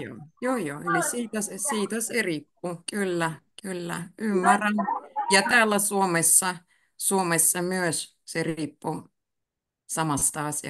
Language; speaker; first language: Finnish; native; Finnish